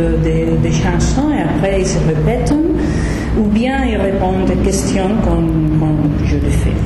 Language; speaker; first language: French; non-native, learner; Spanish